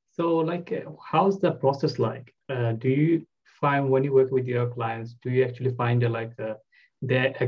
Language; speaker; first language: English; non-native, local second language; Bangla